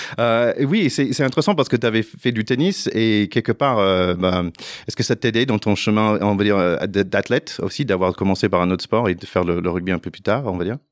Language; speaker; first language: French; non-native, fluent; English